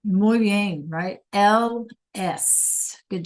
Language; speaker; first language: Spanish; non-native, fluent; English